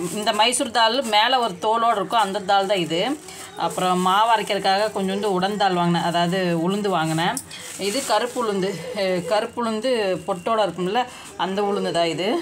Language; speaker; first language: Tamil; non-native, local second language; Telugu